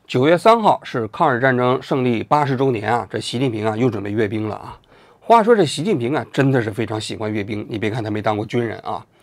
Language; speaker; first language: Chinese; native; Chinese